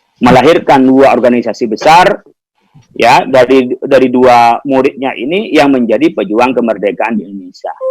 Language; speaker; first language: Indonesian; non-native, local second language; Madurese